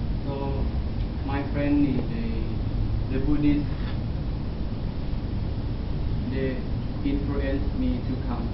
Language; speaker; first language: English; non-native, learner; Thai